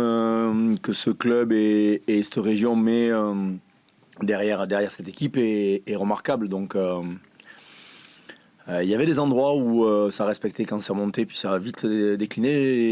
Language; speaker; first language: French; native; French